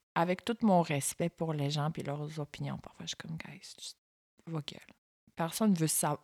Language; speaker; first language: French; early bilingual, other home language; Bulgarian